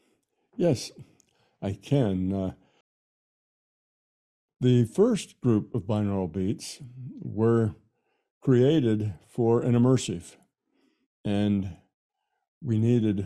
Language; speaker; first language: English; native; English